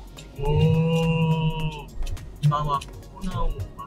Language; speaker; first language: Japanese; non-native, learner; Korean